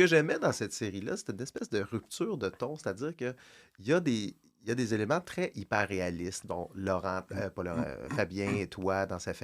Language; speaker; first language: French; native; French